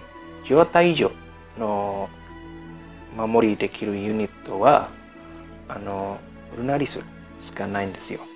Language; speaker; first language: Japanese; non-native, learner; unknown